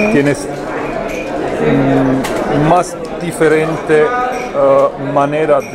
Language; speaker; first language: Spanish; non-native, learner; Italian